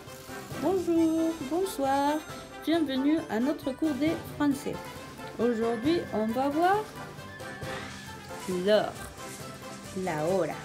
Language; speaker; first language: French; non-native, fluent; Spanish